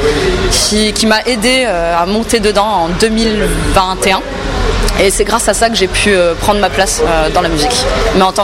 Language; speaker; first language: French; native; French